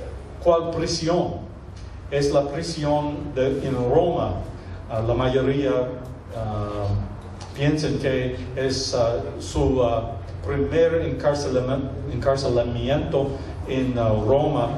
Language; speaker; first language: Spanish; non-native, fluent; English